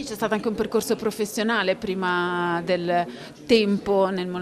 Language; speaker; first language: Italian; native; Italian